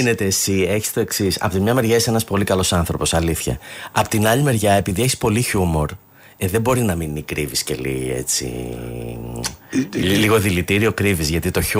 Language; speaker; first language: Greek; native; Greek